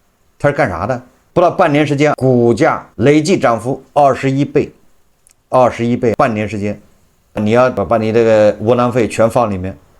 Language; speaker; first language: Chinese; native; Chinese